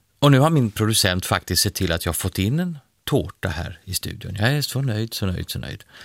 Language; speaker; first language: Swedish; native; Swedish